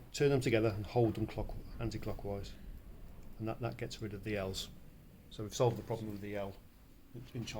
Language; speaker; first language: English; native; English